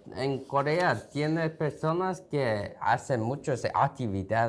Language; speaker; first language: Spanish; non-native, fluent; Korean